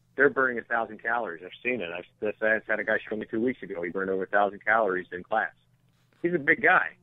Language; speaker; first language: English; native; English